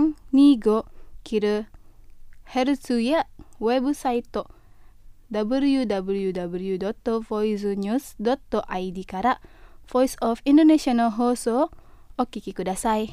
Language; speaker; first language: Japanese; non-native, fluent; Indonesian